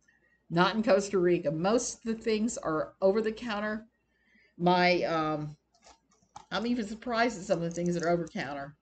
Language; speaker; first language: English; native; English